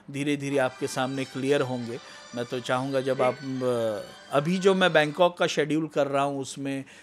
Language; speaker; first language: Hindi; non-native, local second language; Marathi